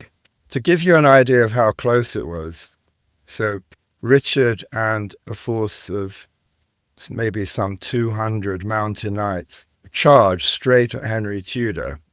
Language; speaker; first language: English; native; English